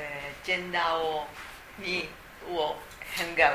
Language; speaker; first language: Chinese; non-native, learner; Italian